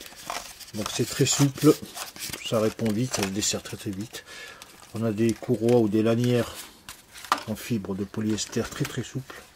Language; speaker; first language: French; native; French